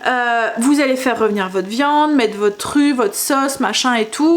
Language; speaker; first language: French; native; French